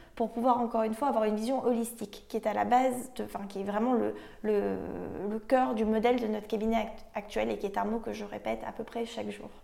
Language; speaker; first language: French; native; French